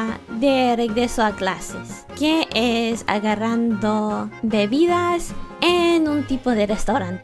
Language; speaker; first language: Spanish; non-native, learner; English